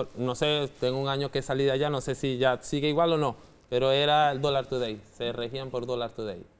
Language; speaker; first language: Spanish; native; Spanish